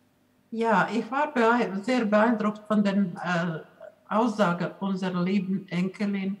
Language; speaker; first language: German; non-native, fluent; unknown